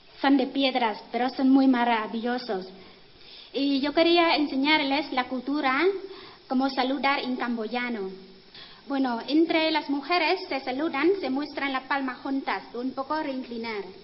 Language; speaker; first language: Spanish; non-native, learner; Khmer